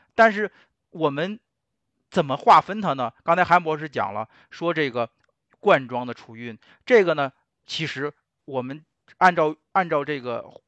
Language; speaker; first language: Chinese; native; Chinese